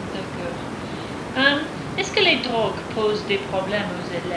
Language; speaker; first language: French; non-native, fluent; English